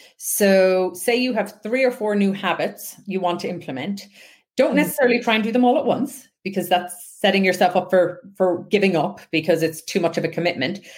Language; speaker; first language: English; native; English